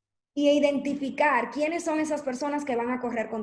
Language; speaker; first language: Spanish; native; Spanish